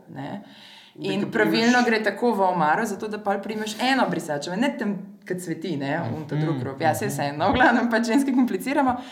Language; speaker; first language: Slovenian; native; Slovenian